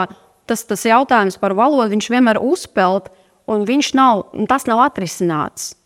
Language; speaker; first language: Latvian; non-native, local second language; Russian